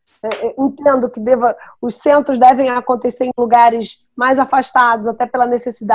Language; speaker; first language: Portuguese; native; Portuguese